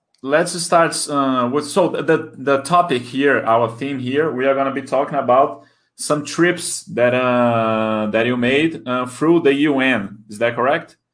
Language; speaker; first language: English; non-native, fluent; Portuguese